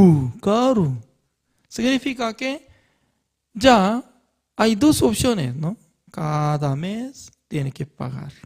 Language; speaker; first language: Spanish; non-native, fluent; Korean